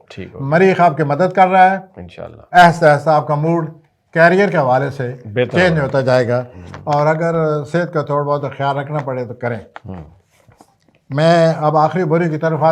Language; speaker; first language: Urdu; native; Urdu